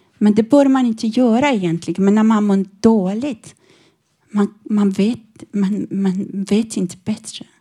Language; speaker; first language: Swedish; non-native, fluent; Persian